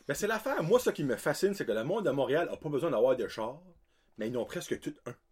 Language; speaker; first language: French; native; French